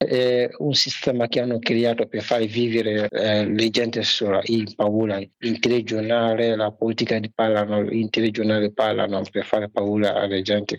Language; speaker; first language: Italian; non-native, learner; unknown